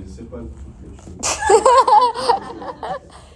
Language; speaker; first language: French; non-native, learner; Ukrainian